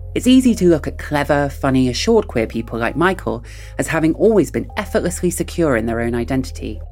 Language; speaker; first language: English; native; English